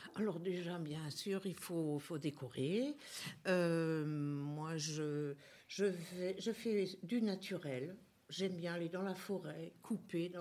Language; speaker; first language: French; native; French